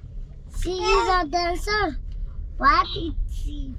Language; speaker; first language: English; non-native, learner; Nepali